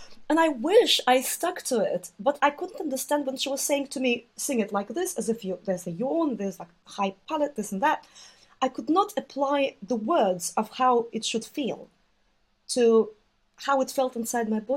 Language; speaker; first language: English; non-native, fluent; Russian